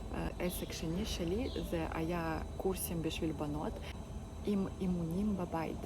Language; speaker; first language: Hebrew; non-native, learner; Ukrainian